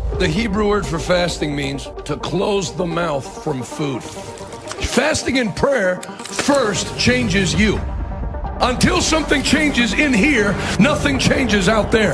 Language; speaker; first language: English; native; English